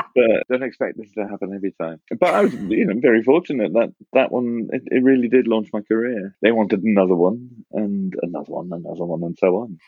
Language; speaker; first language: English; native; English